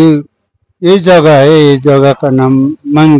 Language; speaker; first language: Hindi; non-native, local second language; Nepali